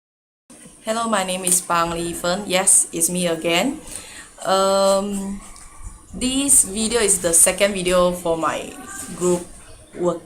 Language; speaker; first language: English; non-native, local second language; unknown